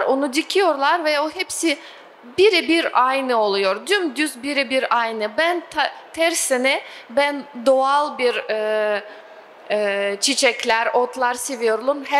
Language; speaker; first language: Turkish; non-native, fluent; Russian